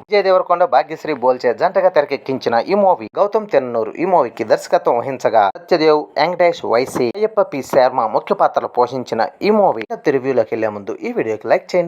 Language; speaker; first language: Telugu; native; Telugu